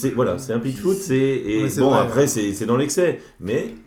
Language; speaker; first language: French; native; French